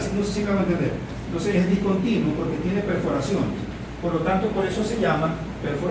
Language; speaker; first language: Spanish; native; Spanish